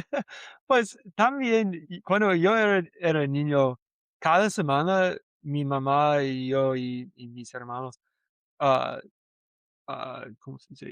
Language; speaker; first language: Spanish; non-native, learner; English